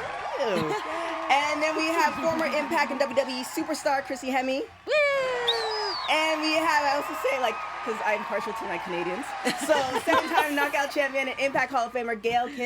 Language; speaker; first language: English; native; English